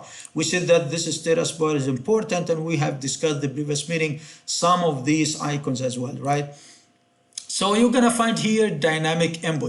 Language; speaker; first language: English; non-native, fluent; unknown